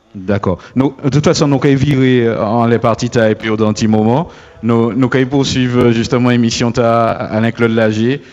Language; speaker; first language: French; native; French